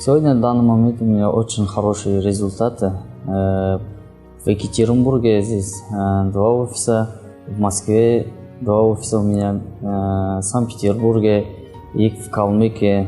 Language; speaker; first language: Russian; non-native, learner; Kyrgyz